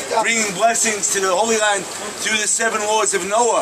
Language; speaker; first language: English; native; English